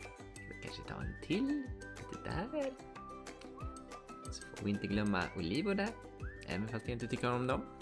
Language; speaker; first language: Swedish; native; Swedish